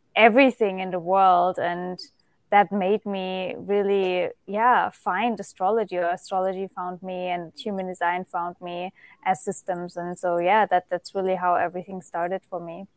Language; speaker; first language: English; non-native, fluent; German